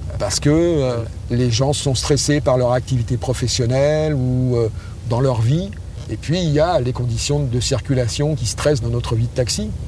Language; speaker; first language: French; native; French